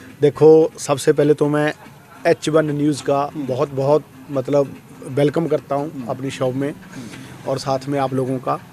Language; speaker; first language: Hindi; non-native, local second language; Punjabi